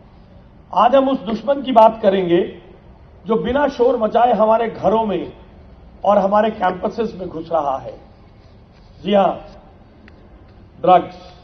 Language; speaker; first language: Hindi; native; Hindi